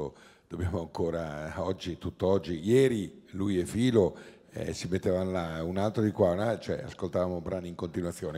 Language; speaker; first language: Italian; native; Italian